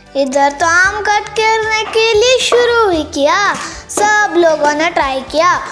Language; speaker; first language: Hindi; non-native, local second language; Tulu